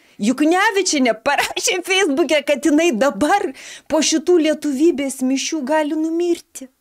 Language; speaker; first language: Lithuanian; native; Lithuanian